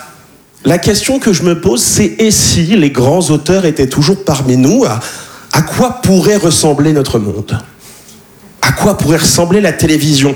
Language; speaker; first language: French; native; French